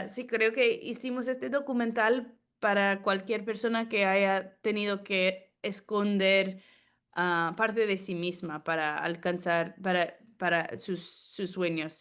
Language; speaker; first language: Spanish; early bilingual, heritage; English